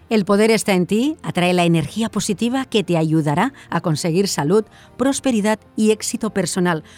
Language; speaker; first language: Spanish; non-native, local second language; Catalan